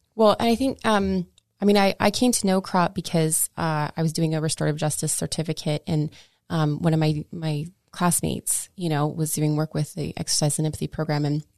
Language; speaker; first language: English; native; English